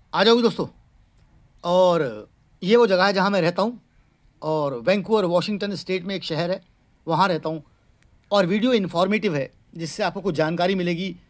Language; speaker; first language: Hindi; native; Hindi